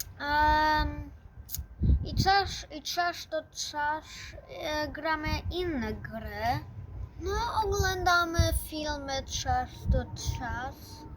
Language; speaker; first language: Polish; early bilingual, heritage; Polish